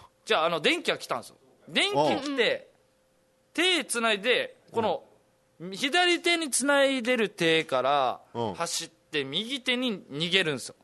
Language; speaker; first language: Japanese; native; Japanese